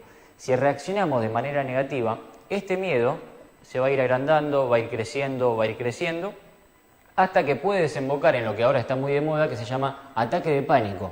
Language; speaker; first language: Spanish; native; Spanish